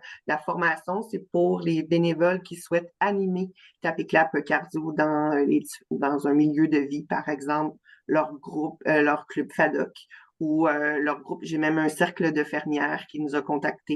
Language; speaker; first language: French; native; French